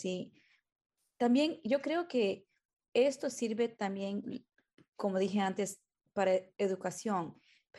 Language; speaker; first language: Spanish; early bilingual, heritage; Spanish